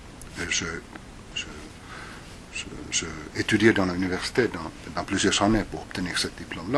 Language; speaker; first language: French; non-native, fluent; Finnish